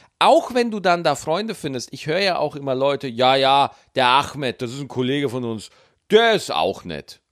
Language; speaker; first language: German; native; German